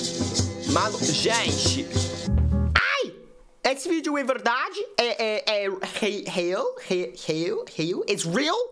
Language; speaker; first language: Portuguese; non-native, learner; English